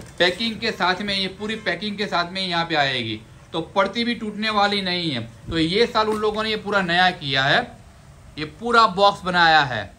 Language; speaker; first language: Hindi; non-native, local second language; Gujarati